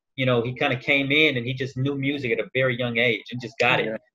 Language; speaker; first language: English; native; English